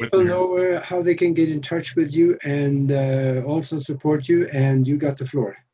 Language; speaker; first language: English; non-native, fluent; Norwegian